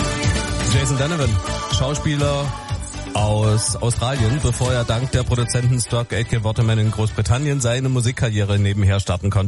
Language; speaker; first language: German; native; German